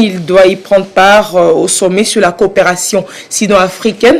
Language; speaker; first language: French; native; French